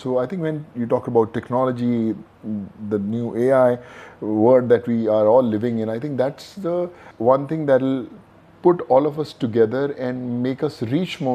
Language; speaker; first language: English; non-native, local second language; Punjabi